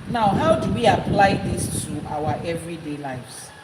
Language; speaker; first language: English; non-native, local second language; Yoruba